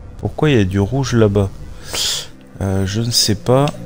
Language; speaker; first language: French; native; French